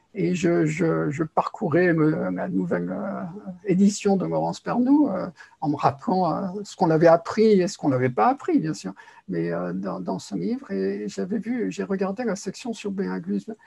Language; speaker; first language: French; native; French